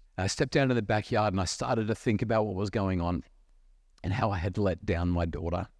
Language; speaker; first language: English; native; English